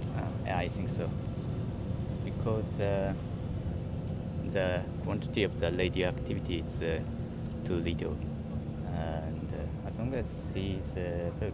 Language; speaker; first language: English; non-native, learner; Japanese